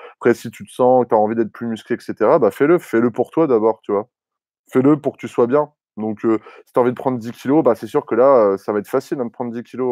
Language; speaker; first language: French; native; French